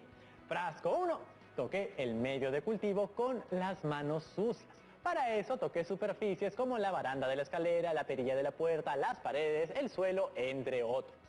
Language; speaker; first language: Spanish; native; Spanish